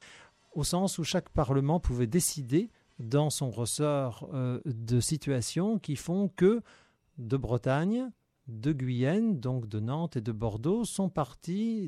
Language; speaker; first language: French; native; French